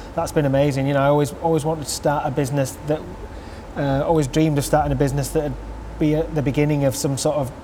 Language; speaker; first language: English; native; English